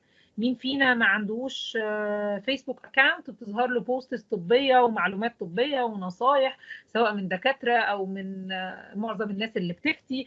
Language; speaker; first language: Arabic; native; Arabic